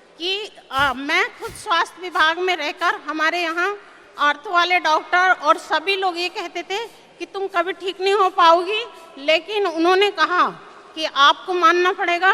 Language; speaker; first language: Hindi; native; Hindi